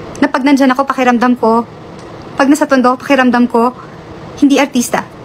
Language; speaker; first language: Filipino; native; Filipino